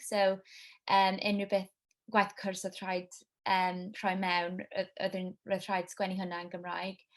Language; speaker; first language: Welsh; non-native, local second language; English